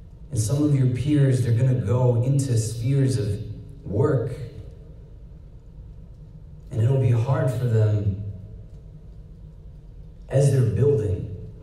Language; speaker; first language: English; native; English